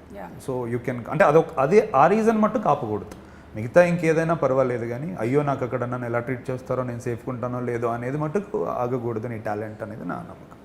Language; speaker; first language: Telugu; native; Telugu